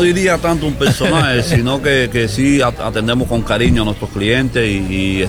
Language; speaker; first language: Spanish; native; Spanish